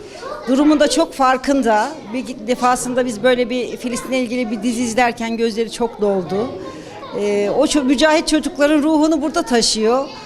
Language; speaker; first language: Turkish; native; Turkish